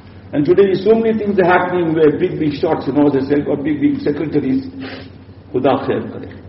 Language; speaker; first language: English; native; English